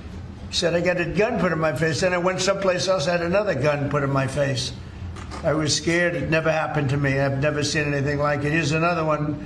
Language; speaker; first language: English; native; English